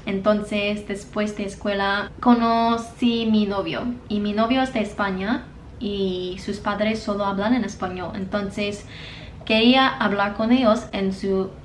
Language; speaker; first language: Spanish; non-native, learner; English